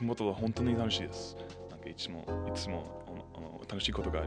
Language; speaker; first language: Japanese; non-native, learner; English